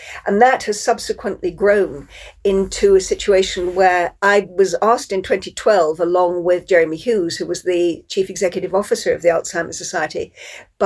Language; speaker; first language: English; native; English